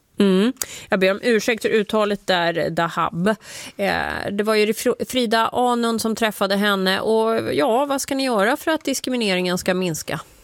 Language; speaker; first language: Swedish; native; Swedish